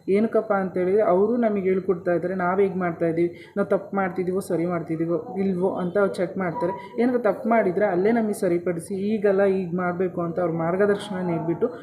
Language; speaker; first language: Kannada; native; Kannada